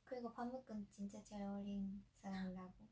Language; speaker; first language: Korean; non-native, fluent; Japanese